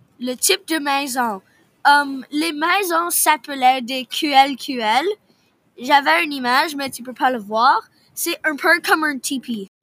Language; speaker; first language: French; non-native, local second language; English